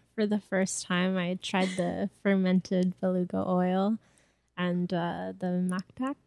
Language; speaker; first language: English; non-native, fluent; French